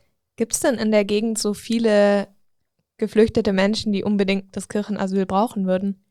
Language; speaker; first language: German; native; German